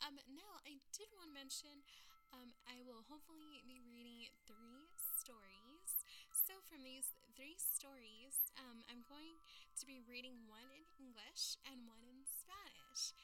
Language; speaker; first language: English; early bilingual, other home language; Spanish